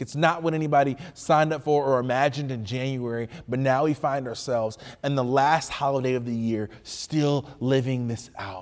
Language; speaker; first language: English; native; English